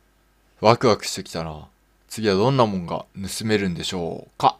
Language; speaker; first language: Japanese; native; Japanese